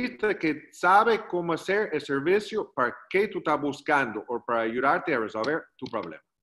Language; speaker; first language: Spanish; non-native, learner; English